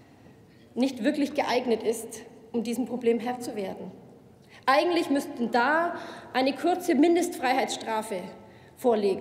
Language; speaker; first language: German; native; German